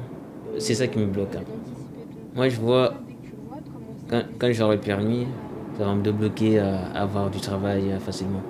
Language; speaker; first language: French; non-native, local second language; Comorian